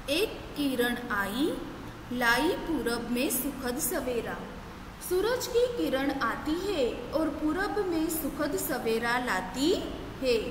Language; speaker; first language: Hindi; non-native, local second language; Gujarati